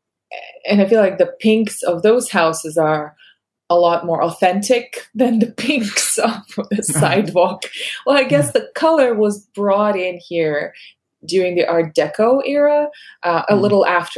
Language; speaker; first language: English; non-native, fluent; Russian